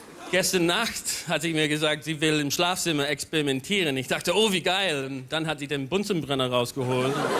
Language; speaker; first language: German; non-native, fluent; English